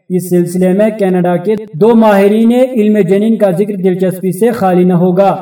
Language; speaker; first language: Urdu; native; Urdu